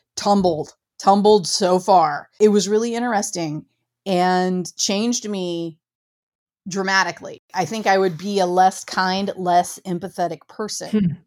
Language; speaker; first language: English; native; English